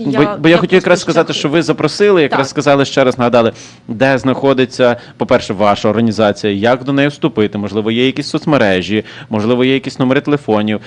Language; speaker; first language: Ukrainian; native; Ukrainian